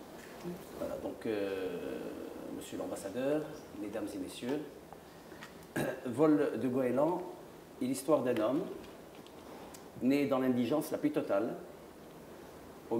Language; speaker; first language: French; non-native, local second language; Arabic